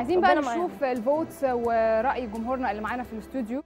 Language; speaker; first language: Arabic; native; Arabic